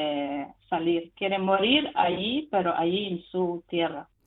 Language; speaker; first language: Spanish; non-native, fluent; Ukrainian